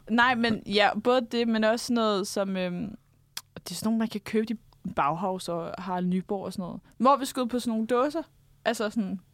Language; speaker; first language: Danish; native; Danish